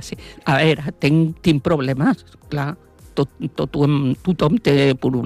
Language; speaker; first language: Catalan; non-native, local second language; Spanish